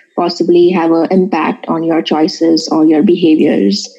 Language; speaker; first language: English; non-native, local second language; Marathi